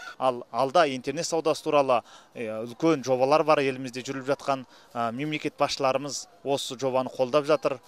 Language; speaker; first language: Kazakh; early bilingual, heritage; Kazakh